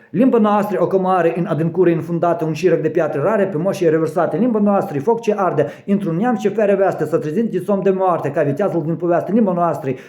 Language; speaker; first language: Romanian; non-native, learner; Ukrainian